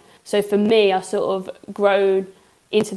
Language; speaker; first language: English; native; English